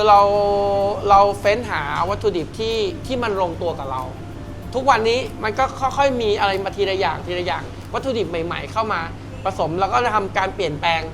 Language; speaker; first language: Thai; native; Thai